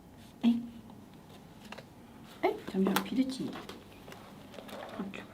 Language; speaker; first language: Korean; non-native, fluent; Chinese